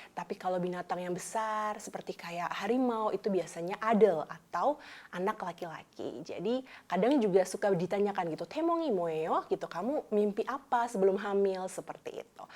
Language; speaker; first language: Indonesian; native; Indonesian